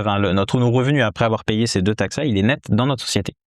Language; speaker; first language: French; native; French